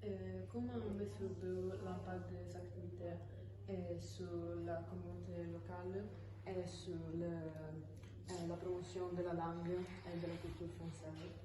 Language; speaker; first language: French; non-native, learner; Italian